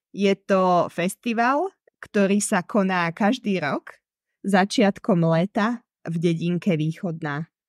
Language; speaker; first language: Slovak; native; Slovak